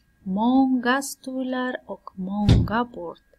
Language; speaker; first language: Swedish; non-native, fluent; Pashto